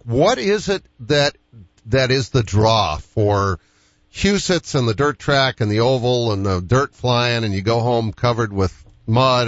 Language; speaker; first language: English; native; English